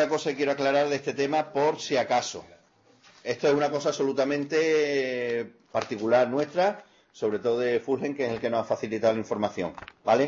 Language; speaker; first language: Spanish; native; Spanish